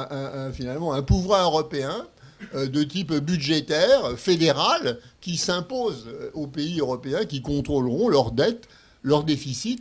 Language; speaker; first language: French; native; French